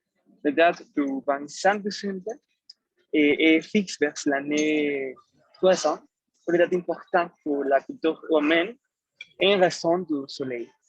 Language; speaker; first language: French; non-native, learner; Spanish